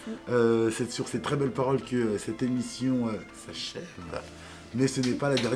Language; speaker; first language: French; native; French